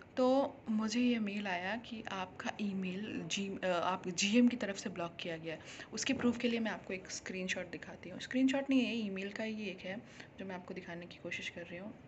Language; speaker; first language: Hindi; native; Hindi